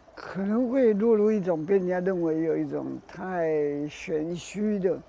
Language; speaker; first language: Chinese; native; Chinese